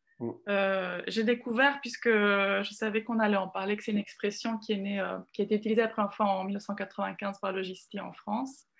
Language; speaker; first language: French; non-native, fluent; Italian